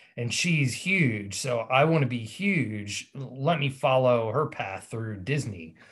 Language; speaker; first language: English; native; English